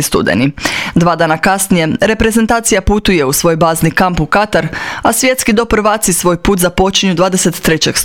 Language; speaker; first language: Croatian; native; Croatian